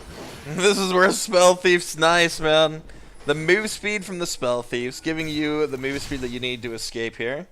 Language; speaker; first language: English; native; English